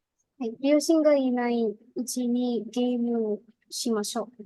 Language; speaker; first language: Japanese; non-native, learner; Bangla